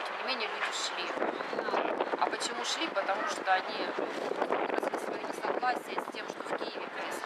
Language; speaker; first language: Russian; native; Russian